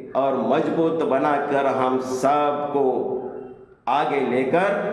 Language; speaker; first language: Hindi; non-native, local second language; Marathi